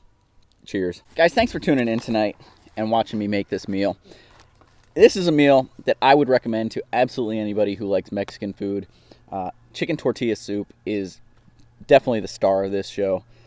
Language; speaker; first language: English; native; English